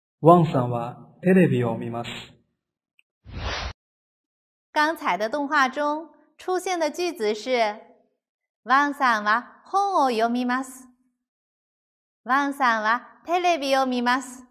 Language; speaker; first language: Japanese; non-native, fluent; Chinese